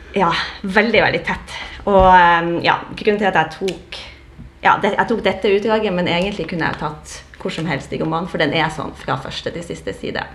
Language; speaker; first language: Norwegian; early bilingual, other home language; Polish